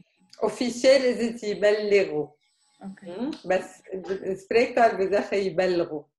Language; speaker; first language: Dutch; non-native, fluent; Arabic